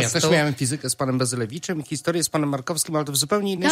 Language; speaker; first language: Polish; native; Polish